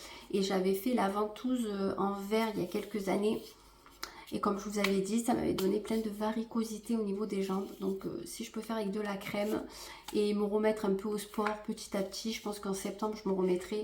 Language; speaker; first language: French; native; French